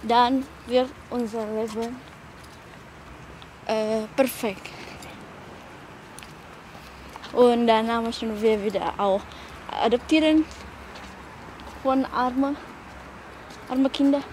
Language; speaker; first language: German; non-native, learner; Indonesian